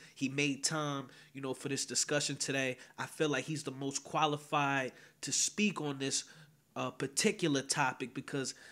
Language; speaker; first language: English; native; English